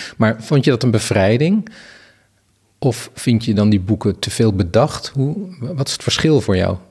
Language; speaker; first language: Dutch; native; Dutch